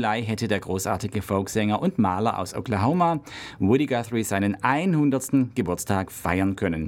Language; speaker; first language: German; native; German